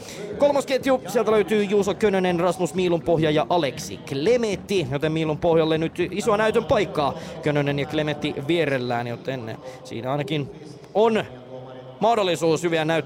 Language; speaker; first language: Finnish; native; Finnish